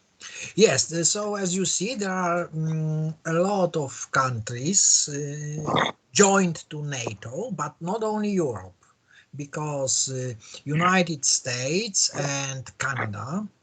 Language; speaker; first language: English; non-native, learner; Polish